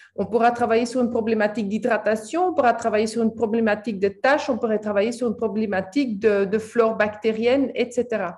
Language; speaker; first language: French; native; French